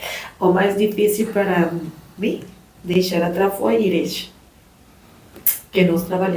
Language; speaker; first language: Portuguese; non-native, learner; Spanish